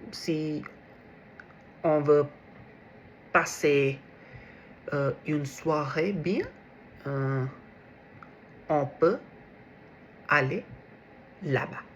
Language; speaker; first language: French; non-native, learner; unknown